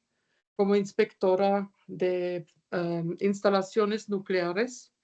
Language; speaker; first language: Spanish; non-native, fluent; German